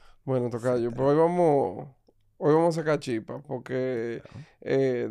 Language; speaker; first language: Spanish; native; Spanish